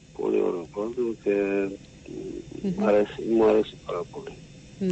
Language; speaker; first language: Greek; non-native, learner; Slovak